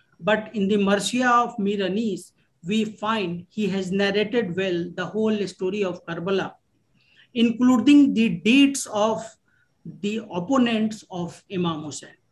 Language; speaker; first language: English; non-native, local second language; Urdu